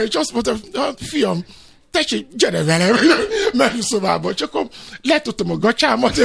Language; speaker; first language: Hungarian; non-native, fluent; Yoruba